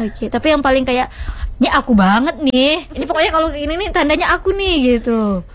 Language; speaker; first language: Indonesian; native; Indonesian